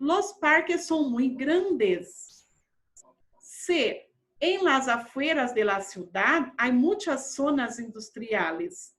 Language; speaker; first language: Spanish; non-native, fluent; Portuguese